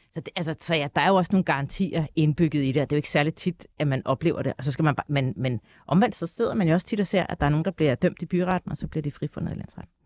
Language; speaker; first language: Danish; native; Danish